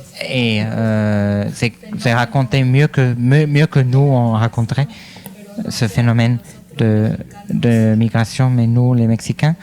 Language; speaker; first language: French; non-native, fluent; Spanish